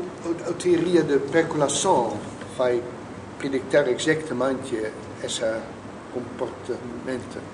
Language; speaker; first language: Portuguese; non-native, learner; Dutch